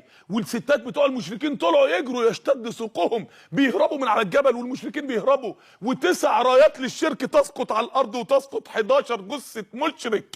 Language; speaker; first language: Arabic; native; Arabic